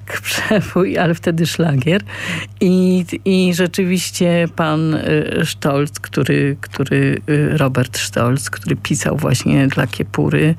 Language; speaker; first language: Polish; native; Polish